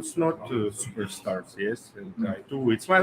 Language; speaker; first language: English; non-native, learner; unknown